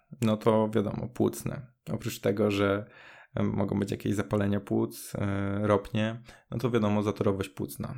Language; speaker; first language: Polish; native; Polish